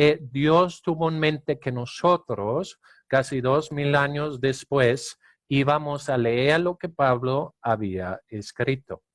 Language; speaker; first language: Spanish; non-native, fluent; Danish